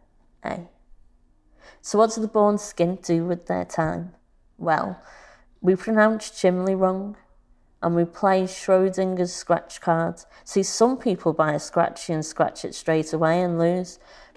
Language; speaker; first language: English; native; English